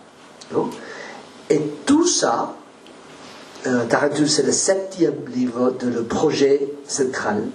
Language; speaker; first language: French; non-native, learner; Spanish